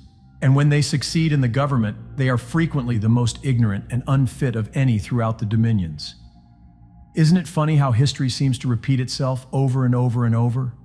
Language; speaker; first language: English; native; English